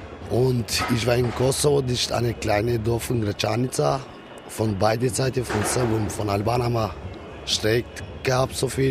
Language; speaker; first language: German; non-native, learner; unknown